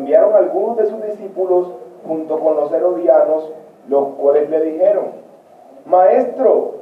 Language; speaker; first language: Spanish; native; Spanish